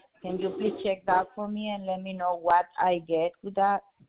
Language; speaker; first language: English; non-native, learner; Spanish